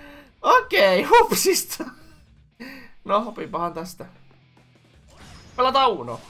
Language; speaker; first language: Finnish; native; Finnish